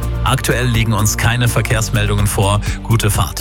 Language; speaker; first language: German; native; German